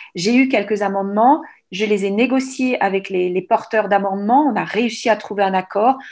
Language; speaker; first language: French; native; French